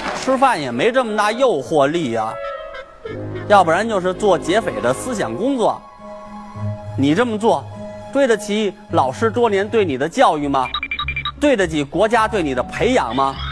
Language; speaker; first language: Chinese; native; Chinese